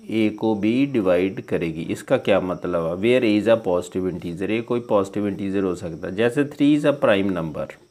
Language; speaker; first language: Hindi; non-native, local second language; Punjabi